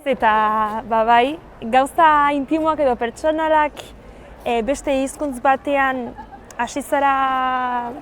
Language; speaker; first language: Basque; non-native, learner; French